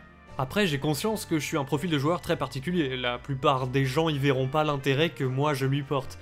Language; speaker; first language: French; native; French